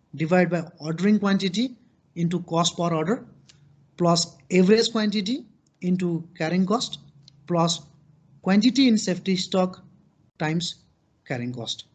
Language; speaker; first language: English; non-native, local second language; Nepali